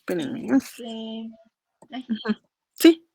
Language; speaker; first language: Spanish; native; Spanish